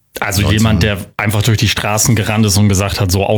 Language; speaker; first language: German; native; German